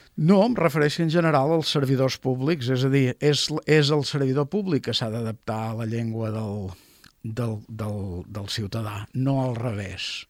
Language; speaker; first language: Catalan; native; Catalan